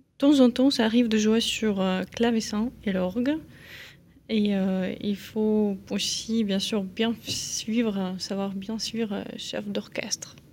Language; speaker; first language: French; non-native, fluent; Ukrainian